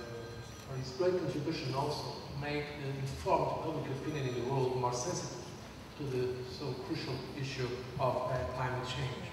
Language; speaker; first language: English; non-native, fluent; Portuguese